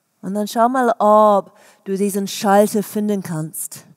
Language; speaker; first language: German; non-native, fluent; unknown